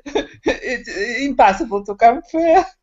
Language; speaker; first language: English; non-native, learner; Russian